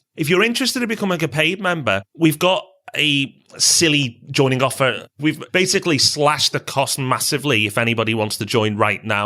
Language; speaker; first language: English; native; English